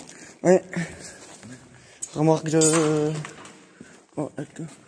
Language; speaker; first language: French; native; French